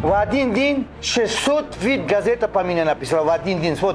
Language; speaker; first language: Russian; non-native, learner; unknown